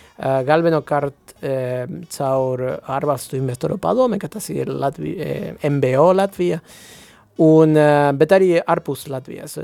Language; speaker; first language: Latvian; non-native, fluent; Spanish